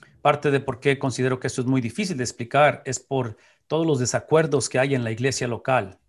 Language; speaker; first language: Spanish; native; Spanish